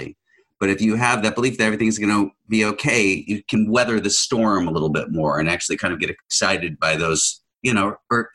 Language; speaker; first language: English; native; English